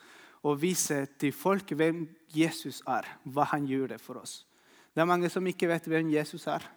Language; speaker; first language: Norwegian; non-native, fluent; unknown